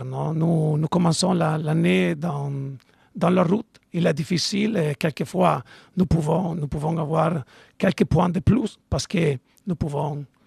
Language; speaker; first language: French; non-native, learner; Italian